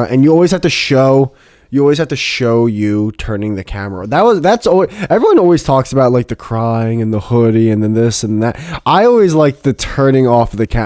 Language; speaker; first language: English; native; English